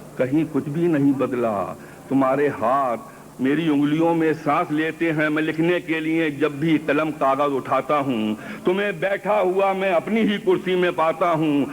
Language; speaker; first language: Urdu; native; Urdu